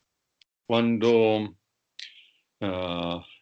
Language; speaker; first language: Spanish; non-native, fluent; Russian